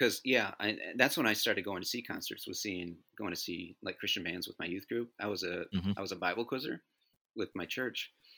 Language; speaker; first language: English; native; English